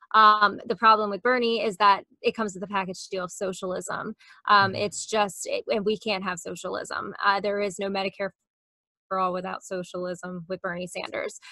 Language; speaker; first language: English; native; English